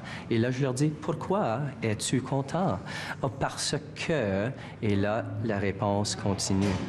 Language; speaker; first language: French; non-native, fluent; English